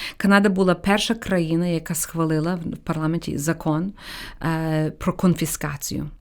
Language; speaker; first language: Ukrainian; early bilingual, heritage; Ukrainian